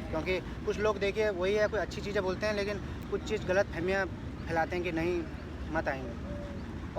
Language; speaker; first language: Hindi; native; Hindi